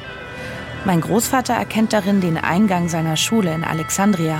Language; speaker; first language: German; native; German